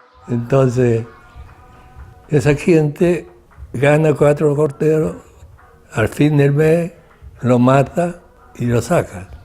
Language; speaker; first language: Spanish; non-native, local second language; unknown